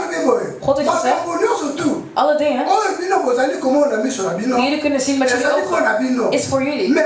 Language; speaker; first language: Dutch; non-native, fluent; Lingala